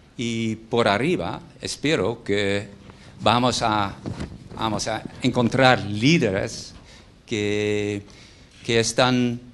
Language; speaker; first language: Spanish; non-native, fluent; Dutch